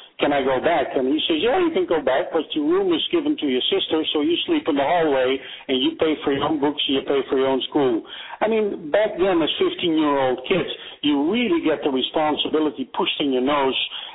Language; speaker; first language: English; non-native, fluent; Dutch